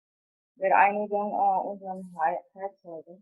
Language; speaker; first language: German; non-native, fluent; Indonesian